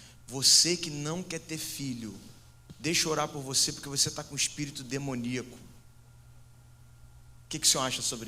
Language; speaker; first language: Portuguese; native; Portuguese